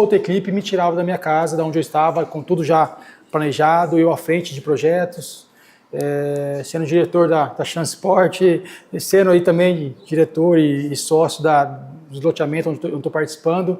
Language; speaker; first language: Portuguese; native; Portuguese